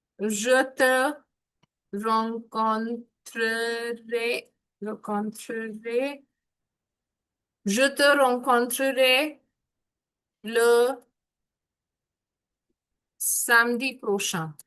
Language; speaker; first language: French; non-native, fluent; Hindi